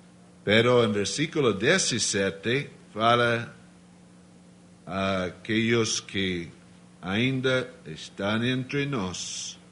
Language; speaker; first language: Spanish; non-native, learner; Portuguese